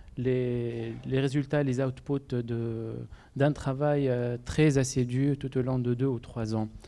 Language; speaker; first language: French; non-native, local second language; Arabic